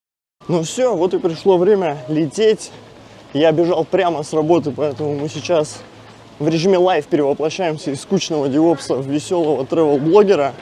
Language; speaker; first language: Russian; native; Russian